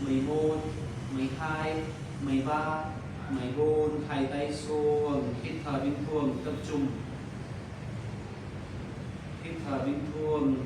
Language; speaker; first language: Vietnamese; non-native, learner; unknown